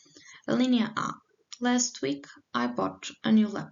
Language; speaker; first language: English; non-native, fluent; Portuguese